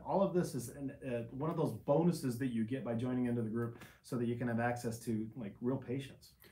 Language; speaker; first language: English; native; English